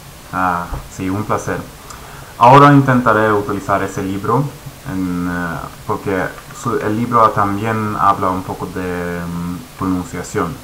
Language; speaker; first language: Spanish; non-native, fluent; Swedish